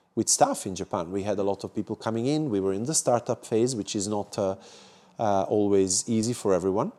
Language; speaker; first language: English; non-native, fluent; Serbian